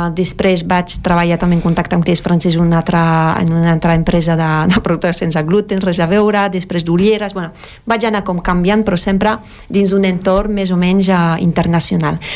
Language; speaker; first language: Catalan; non-native, fluent; French